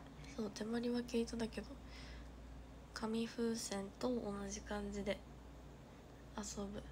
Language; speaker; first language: Japanese; native; Japanese